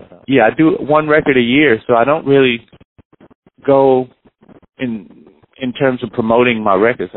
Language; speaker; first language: English; native; English